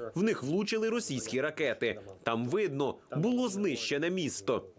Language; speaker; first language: Ukrainian; non-native, fluent; Arabic